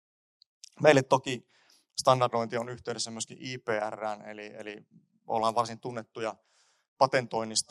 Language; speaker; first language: Finnish; native; Finnish